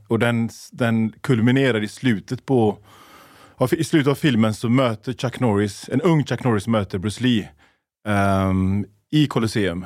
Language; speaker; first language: Swedish; early bilingual, other home language; Persian